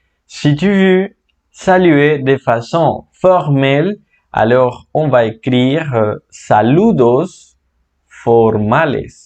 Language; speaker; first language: French; non-native, fluent; Spanish